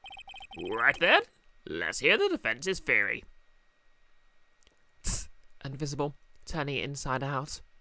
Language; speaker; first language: English; native; English